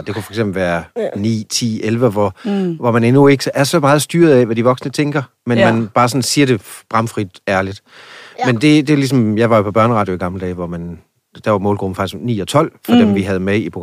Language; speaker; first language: Danish; native; Danish